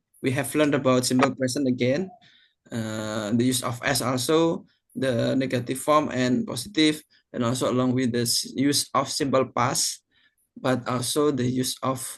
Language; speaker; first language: English; non-native, fluent; Indonesian